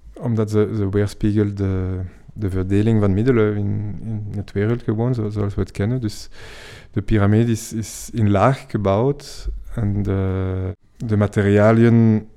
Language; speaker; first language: Dutch; non-native, fluent; French